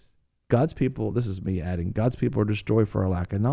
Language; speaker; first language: English; native; English